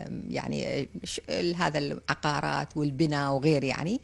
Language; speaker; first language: Arabic; native; Arabic